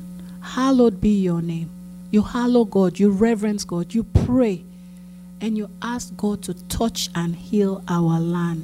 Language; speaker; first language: English; non-native, local second language; Yoruba